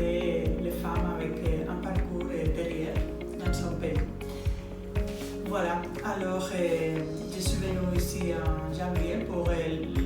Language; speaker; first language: French; non-native, fluent; Spanish